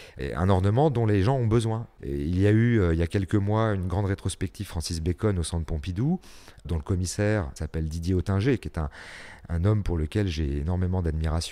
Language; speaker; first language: French; native; French